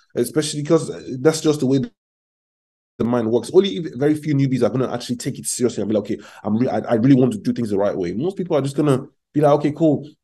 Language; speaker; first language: English; non-native, local second language; Yoruba